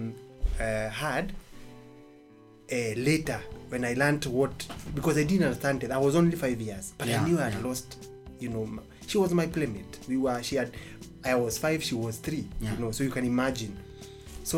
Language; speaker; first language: English; non-native, local second language; Embu